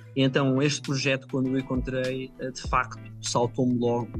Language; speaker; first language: Portuguese; native; Portuguese